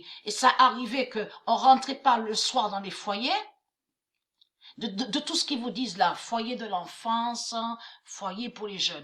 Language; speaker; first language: French; native; French